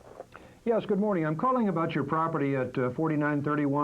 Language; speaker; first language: English; native; English